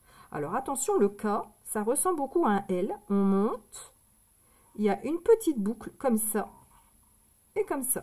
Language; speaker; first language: French; native; French